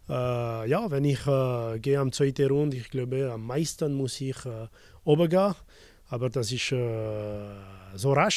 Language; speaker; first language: German; non-native, local second language; French